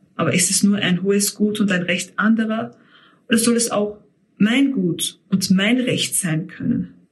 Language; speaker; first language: German; native; German